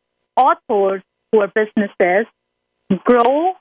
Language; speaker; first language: English; non-native, local second language; Hindi